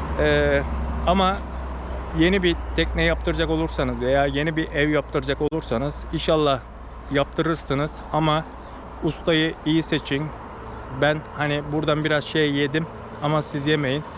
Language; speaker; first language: Turkish; native; Turkish